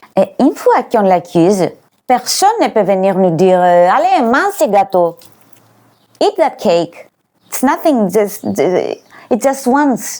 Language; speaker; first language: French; non-native, fluent; Greek